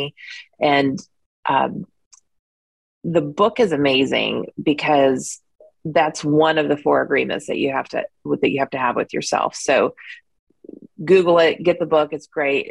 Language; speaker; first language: English; native; English